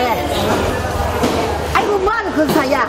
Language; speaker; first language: Korean; native; Korean